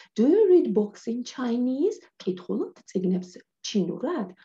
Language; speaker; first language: English; non-native, fluent; Georgian